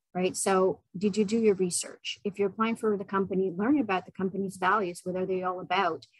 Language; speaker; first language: English; non-native, fluent; Ukrainian